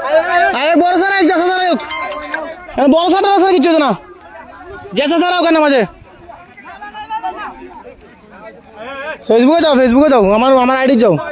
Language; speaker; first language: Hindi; non-native, learner; Bangla